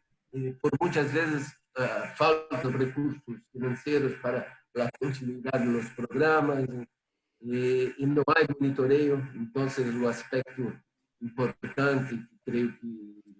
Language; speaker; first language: Spanish; non-native, fluent; Portuguese